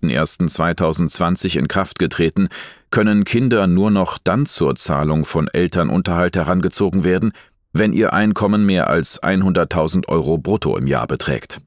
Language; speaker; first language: German; native; German